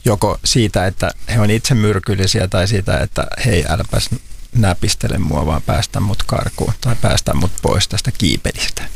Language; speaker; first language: Finnish; native; Finnish